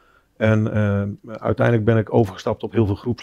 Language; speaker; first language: Dutch; native; Dutch